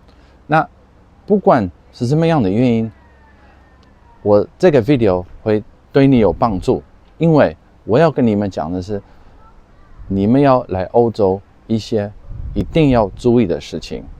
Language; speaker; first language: Chinese; non-native, fluent; Dutch